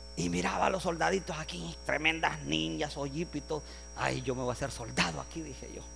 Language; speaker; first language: Spanish; native; Spanish